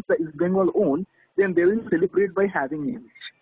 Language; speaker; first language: English; non-native, local second language; Bangla